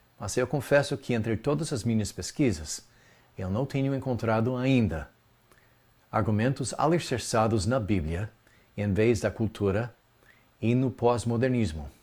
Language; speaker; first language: Portuguese; non-native, fluent; English